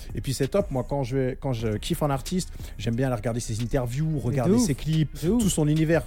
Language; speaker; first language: French; native; French